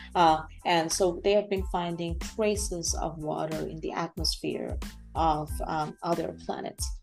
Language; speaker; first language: English; non-native, local second language; Bangla